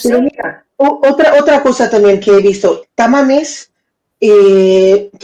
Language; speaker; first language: Spanish; non-native, fluent; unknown